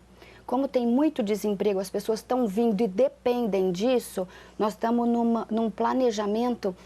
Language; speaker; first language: Portuguese; native; Portuguese